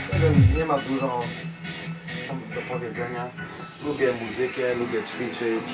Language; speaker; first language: Polish; early bilingual, heritage; Polish